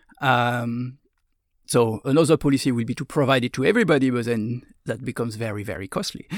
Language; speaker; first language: English; non-native, fluent; French